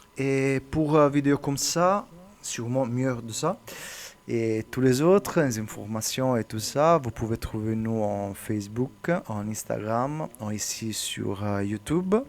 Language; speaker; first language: French; non-native, learner; Italian